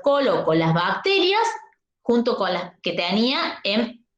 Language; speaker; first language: Spanish; native; Spanish